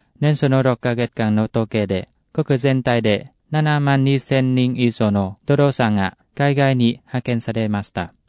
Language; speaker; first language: Japanese; non-native, fluent; Vietnamese